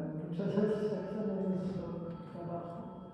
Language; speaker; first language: Spanish; non-native, fluent; French